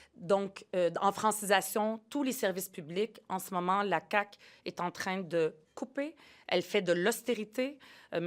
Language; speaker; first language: French; early bilingual, other home language; Arabic